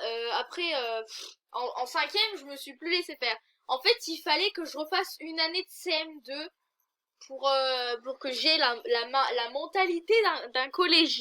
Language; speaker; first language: French; native; French